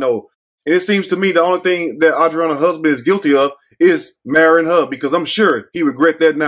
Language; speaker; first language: English; native; English